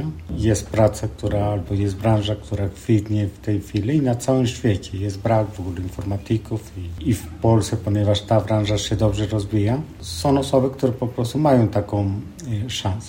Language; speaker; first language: Polish; non-native, fluent; Spanish